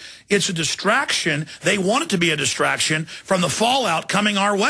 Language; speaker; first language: English; native; English